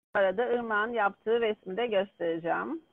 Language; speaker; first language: Turkish; native; Turkish